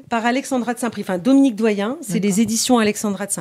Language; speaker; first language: French; native; French